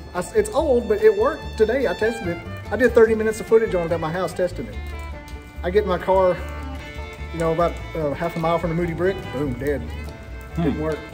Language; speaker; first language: English; native; English